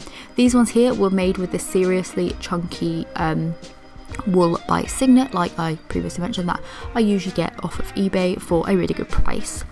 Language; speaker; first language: English; native; English